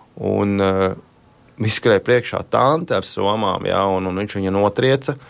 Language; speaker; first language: Latvian; native; Latvian